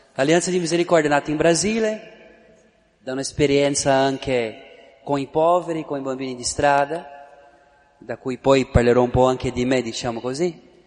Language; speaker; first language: Italian; non-native, fluent; Portuguese